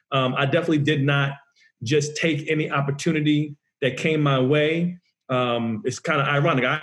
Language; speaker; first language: English; native; English